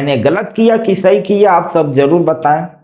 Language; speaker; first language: Hindi; native; Hindi